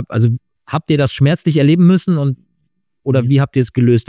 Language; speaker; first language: German; native; German